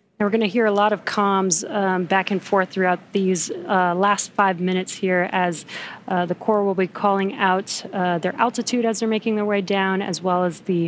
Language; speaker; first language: English; native; English